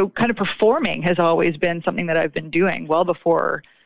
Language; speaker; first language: English; native; English